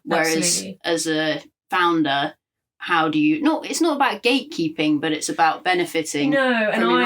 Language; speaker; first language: English; native; English